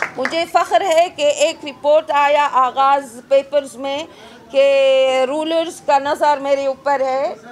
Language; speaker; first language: Urdu; non-native, fluent; Arabic